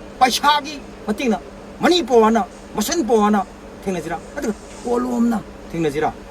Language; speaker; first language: Manipuri; native; Manipuri